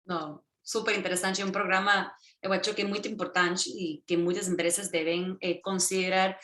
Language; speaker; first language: Portuguese; non-native, fluent; Spanish